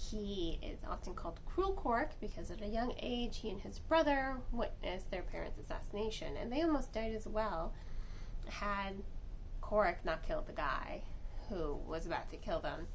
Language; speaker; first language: English; native; English